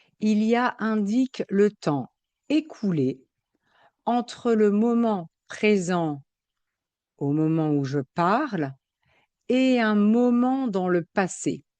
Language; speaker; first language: French; native; French